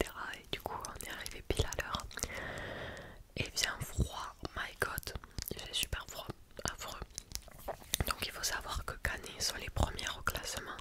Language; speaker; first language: French; native; French